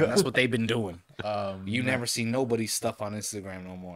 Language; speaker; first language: English; native; English